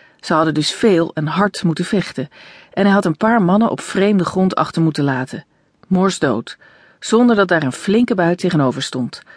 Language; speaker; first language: Dutch; native; Dutch